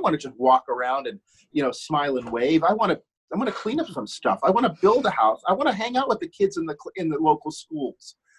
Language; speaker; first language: English; non-native, fluent; German